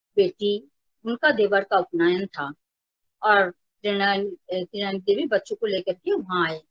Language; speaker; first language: Hindi; non-native, local second language; Bangla